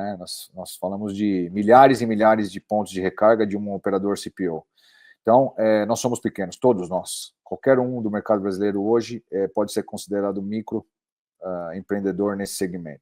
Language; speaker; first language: Portuguese; native; Portuguese